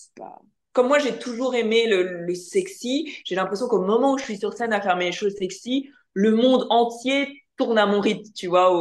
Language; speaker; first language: French; native; French